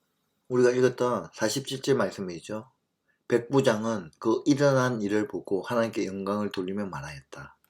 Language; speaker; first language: Korean; native; Korean